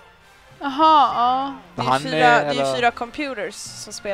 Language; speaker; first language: Swedish; native; Swedish